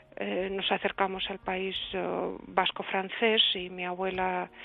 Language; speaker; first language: Spanish; early bilingual, other home language; Russian